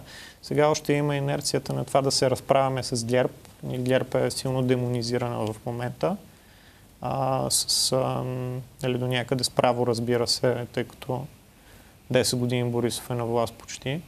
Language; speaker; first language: Bulgarian; native; Bulgarian